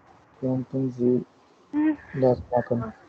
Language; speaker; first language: German; non-native, learner; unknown